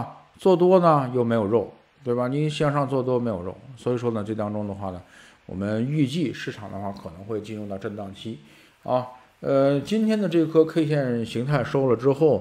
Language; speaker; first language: Chinese; native; Chinese